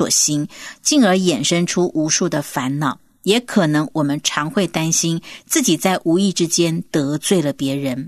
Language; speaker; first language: Chinese; native; Chinese